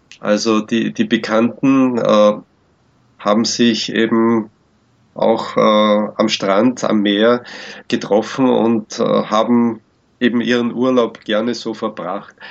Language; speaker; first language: German; native; German